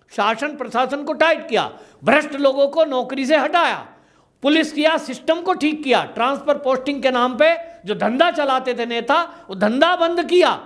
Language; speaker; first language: Hindi; native; Hindi